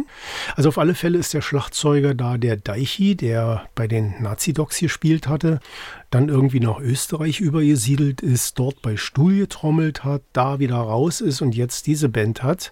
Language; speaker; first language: German; native; German